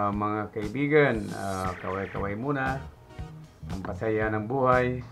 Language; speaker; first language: Filipino; non-native, local second language; Cebuano